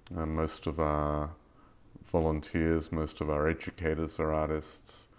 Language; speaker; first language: English; native; English